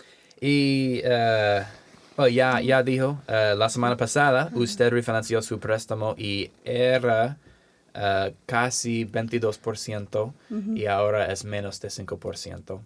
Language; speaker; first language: Spanish; non-native, learner; English